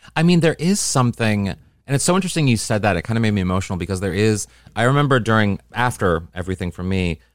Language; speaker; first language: English; native; English